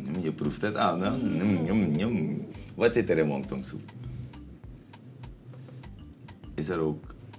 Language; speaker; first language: Dutch; native; Dutch